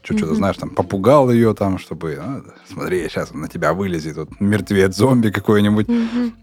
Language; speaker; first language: Russian; native; Russian